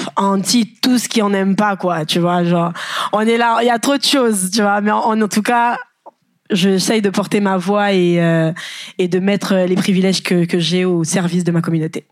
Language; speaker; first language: French; non-native, local second language; Lingala